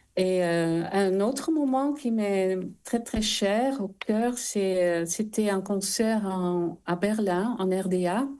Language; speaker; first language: French; non-native, fluent; Dutch